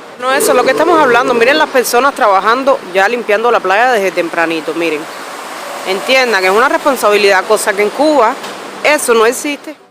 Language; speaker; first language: Spanish; native; Spanish